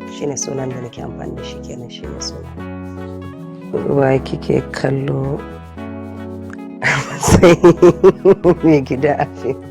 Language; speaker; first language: Hausa; non-native, local second language; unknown